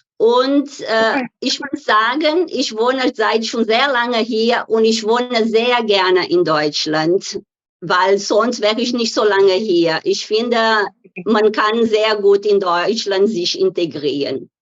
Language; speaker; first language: German; non-native, fluent; Portuguese